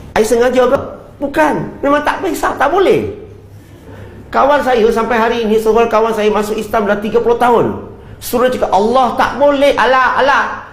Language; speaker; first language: Malay; non-native, local second language; Chinese